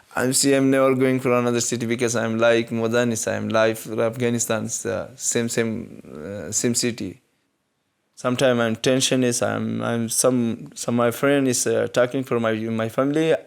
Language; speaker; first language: English; non-native, learner; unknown